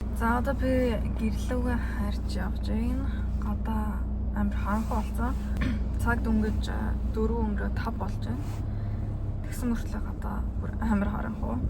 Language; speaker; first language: Mongolian; early bilingual, heritage; Mongolian